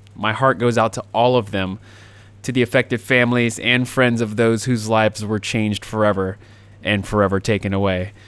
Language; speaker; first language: English; native; English